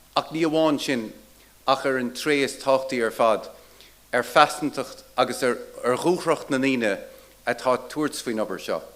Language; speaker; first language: Irish; native; Irish